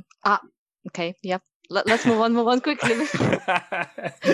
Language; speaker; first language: English; non-native, fluent; Russian